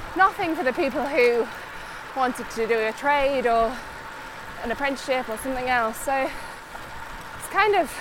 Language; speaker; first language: English; native; English